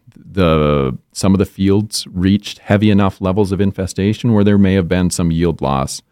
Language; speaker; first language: English; native; English